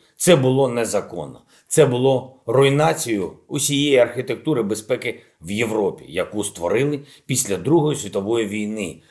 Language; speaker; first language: Ukrainian; non-native, local second language; Russian